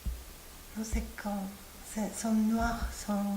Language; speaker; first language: French; non-native, fluent; Spanish